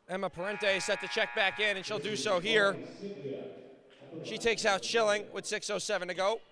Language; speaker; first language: English; native; English